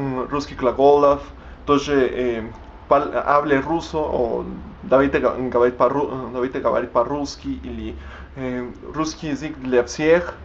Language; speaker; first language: Russian; non-native, learner; Spanish